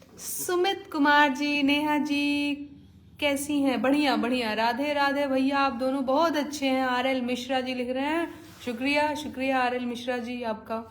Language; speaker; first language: Hindi; native; Hindi